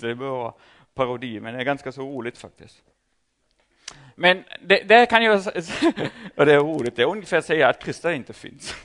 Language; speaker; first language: Swedish; non-native, fluent; German